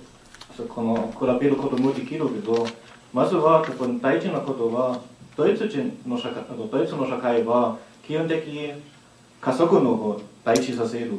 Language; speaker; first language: Japanese; non-native, learner; German